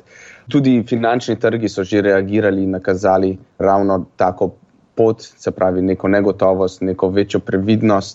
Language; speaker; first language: Slovenian; native; Slovenian